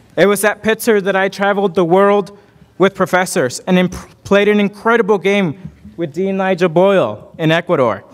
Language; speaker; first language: English; early bilingual, other home language; Spanish